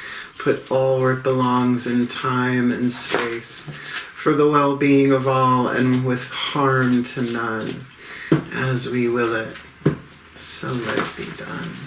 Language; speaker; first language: English; native; English